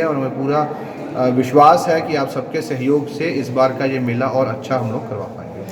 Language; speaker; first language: Hindi; native; Hindi